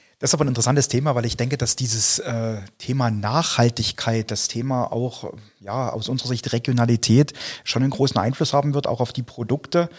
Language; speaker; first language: German; native; German